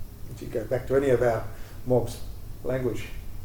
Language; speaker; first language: English; native; English